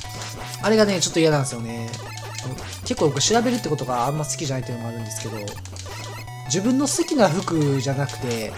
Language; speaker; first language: Japanese; native; Japanese